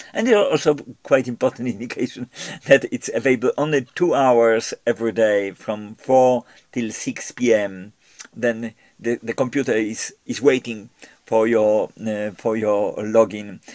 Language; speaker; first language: English; non-native, fluent; Polish